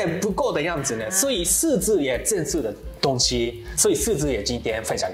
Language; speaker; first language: Chinese; non-native, learner; Japanese